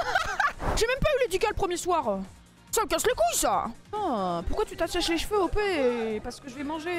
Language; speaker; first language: French; native; French